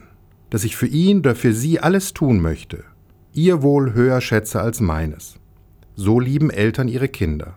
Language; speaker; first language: German; native; German